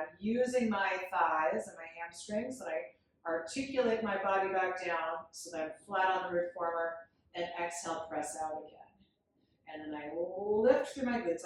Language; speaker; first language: English; native; English